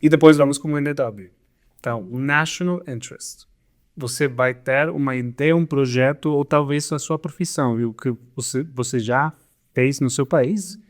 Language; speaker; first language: Portuguese; non-native, fluent; Spanish